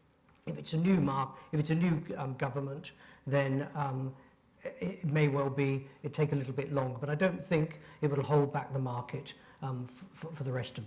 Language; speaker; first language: English; native; English